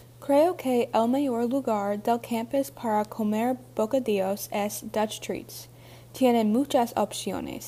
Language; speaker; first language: Spanish; non-native, learner; English